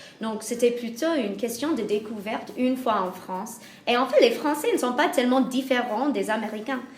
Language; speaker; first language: French; non-native, fluent; English